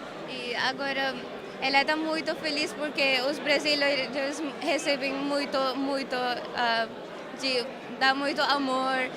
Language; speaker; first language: Portuguese; non-native, learner; Marathi